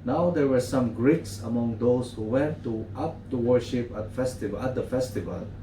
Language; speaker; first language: English; non-native, local second language; Filipino